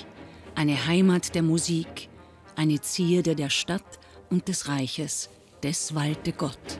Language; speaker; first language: German; native; German